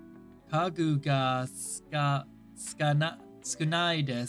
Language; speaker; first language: Japanese; non-native, learner; English